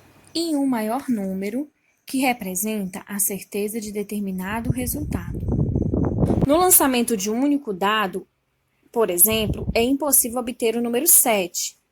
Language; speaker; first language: Portuguese; native; Portuguese